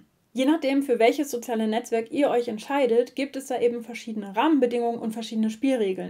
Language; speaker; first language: German; native; German